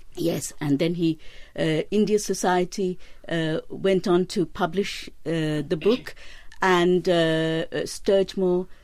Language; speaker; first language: English; non-native, local second language; Bangla